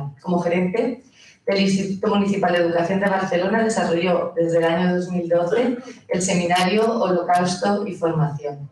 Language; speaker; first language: Spanish; native; Spanish